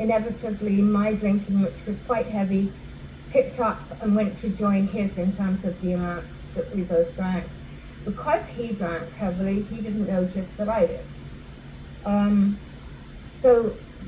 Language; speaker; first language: English; native; English